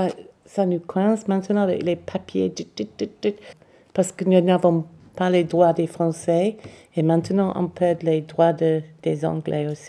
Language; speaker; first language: French; non-native, learner; English